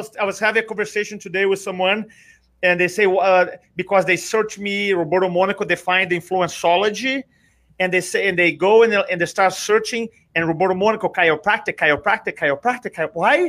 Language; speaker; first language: English; non-native, fluent; Portuguese